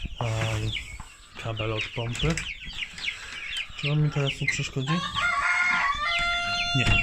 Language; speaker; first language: Polish; native; Polish